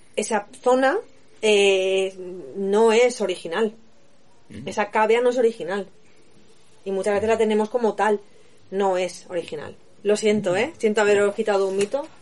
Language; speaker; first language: Spanish; native; Spanish